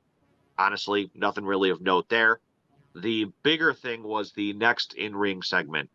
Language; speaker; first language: English; native; English